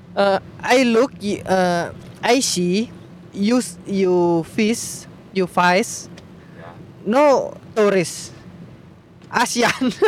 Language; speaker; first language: English; non-native, learner; Indonesian